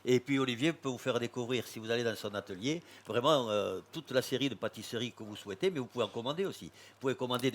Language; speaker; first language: French; native; French